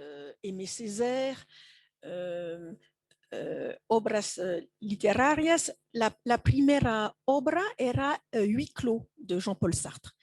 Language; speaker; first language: Spanish; non-native, fluent; French